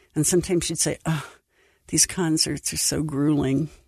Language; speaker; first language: English; native; English